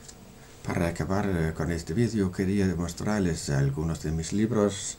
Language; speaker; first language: Spanish; non-native, fluent; Danish